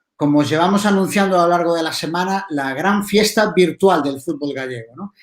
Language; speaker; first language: Spanish; native; Spanish